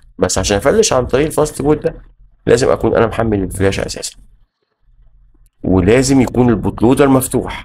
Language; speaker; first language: Arabic; native; Arabic